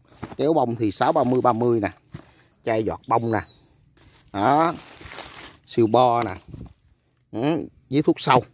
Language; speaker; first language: Vietnamese; native; Vietnamese